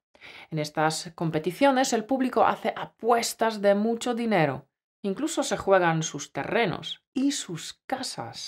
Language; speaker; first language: Spanish; native; Spanish